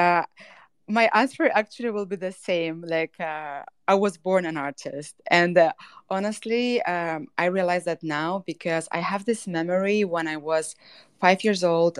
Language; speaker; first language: English; non-native, fluent; Russian